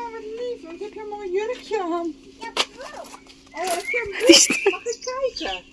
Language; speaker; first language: Dutch; native; Dutch